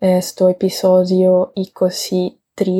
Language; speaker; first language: Greek; non-native, learner; Italian